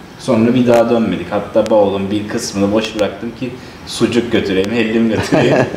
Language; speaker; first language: Turkish; native; Turkish